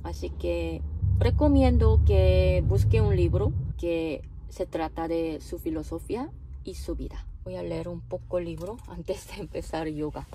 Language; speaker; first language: Spanish; non-native, fluent; Korean